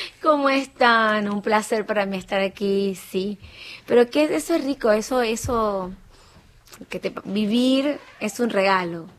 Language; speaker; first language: Spanish; native; Spanish